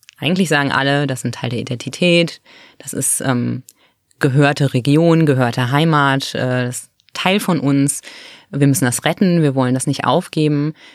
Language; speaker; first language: German; native; German